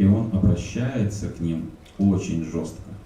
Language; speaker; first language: Russian; native; Russian